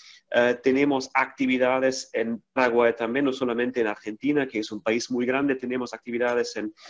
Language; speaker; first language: Spanish; non-native, fluent; German